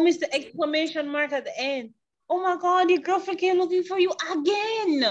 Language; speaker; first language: English; native; English